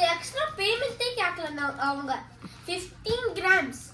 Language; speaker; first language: Tamil; early bilingual, heritage; Tamil